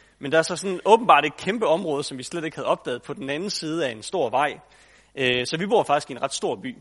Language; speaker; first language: Danish; native; Danish